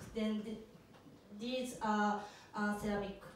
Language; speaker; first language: English; non-native, learner; Japanese